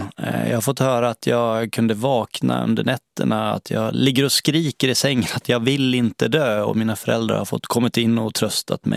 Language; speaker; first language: Swedish; native; Swedish